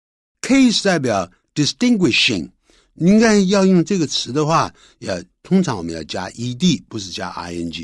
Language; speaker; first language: Chinese; native; Chinese